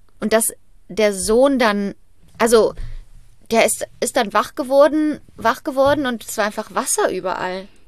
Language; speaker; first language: German; native; German